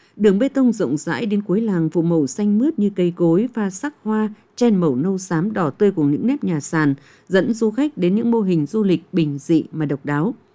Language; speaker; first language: Vietnamese; native; Vietnamese